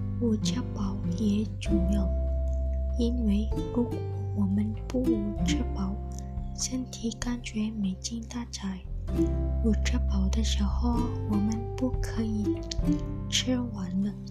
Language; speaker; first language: Chinese; non-native, learner; Indonesian